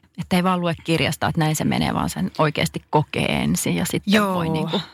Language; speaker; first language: Finnish; native; Finnish